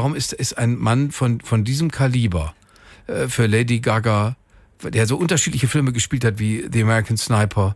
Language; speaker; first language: German; native; German